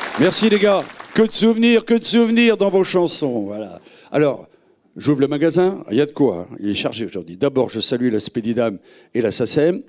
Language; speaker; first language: French; native; French